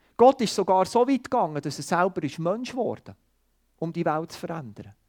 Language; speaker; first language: German; non-native, fluent; Swiss German